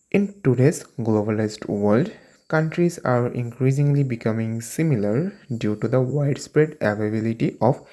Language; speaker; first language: English; non-native, local second language; Bangla